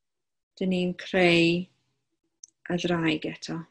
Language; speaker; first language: Welsh; non-native, local second language; English